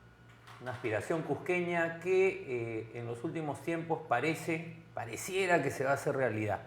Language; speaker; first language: Spanish; native; Spanish